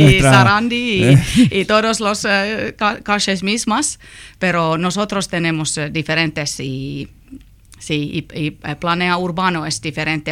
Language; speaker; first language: Spanish; non-native, learner; Finnish